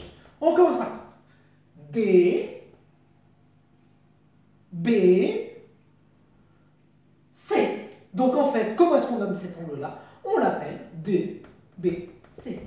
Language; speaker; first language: French; native; French